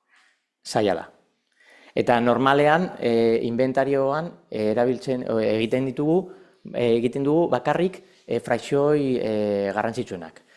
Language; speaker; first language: Basque; non-native, local second language; Spanish